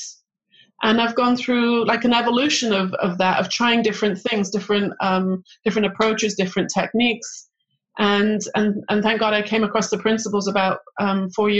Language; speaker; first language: English; native; English